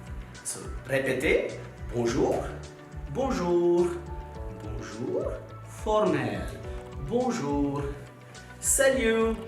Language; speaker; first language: French; non-native, fluent; Tamil